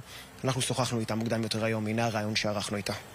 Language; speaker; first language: Hebrew; native; Hebrew